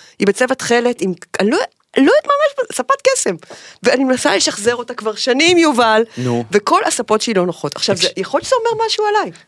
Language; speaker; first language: Hebrew; native; Hebrew